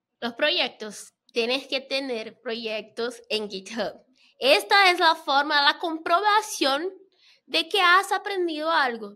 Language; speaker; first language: Spanish; non-native, fluent; Portuguese